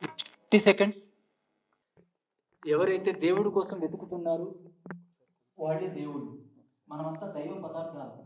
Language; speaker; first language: Telugu; native; Telugu